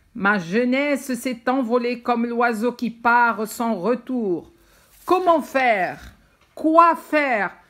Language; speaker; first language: French; non-native, local second language; Arabic